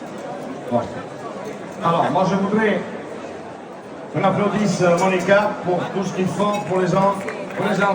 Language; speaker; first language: French; native; French